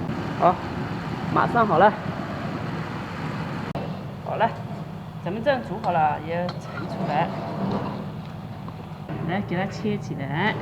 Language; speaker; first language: Chinese; native; Chinese